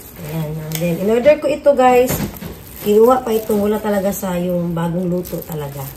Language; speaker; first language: Filipino; native; Filipino